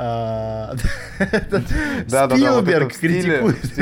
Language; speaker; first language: Russian; native; Russian